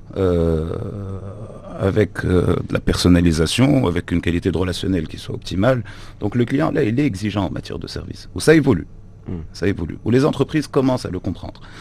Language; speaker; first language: French; non-native, local second language; Arabic